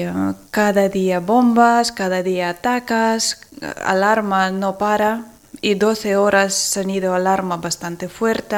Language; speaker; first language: Spanish; non-native, learner; Ukrainian